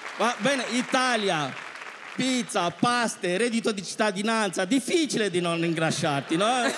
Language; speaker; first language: Italian; non-native, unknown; Romanian